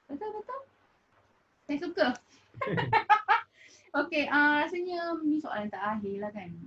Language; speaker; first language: Malay; native; Malay